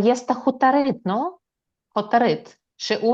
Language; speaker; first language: Romanian; non-native, learner; Russian